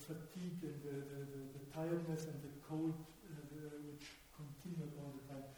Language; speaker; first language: English; non-native, fluent; German